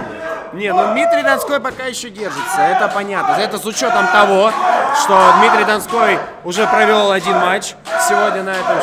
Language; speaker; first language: Russian; native; Russian